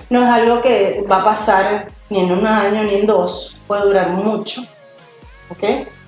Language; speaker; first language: Spanish; native; Spanish